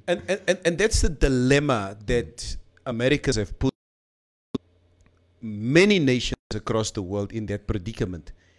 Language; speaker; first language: English; non-native, local second language; Afrikaans